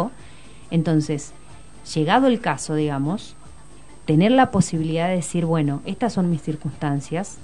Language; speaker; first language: Spanish; native; Spanish